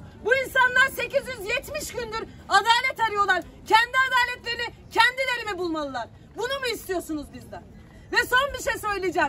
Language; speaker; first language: Turkish; native; Turkish